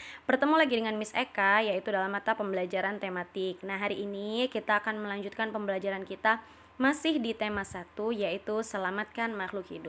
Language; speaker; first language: Indonesian; native; Indonesian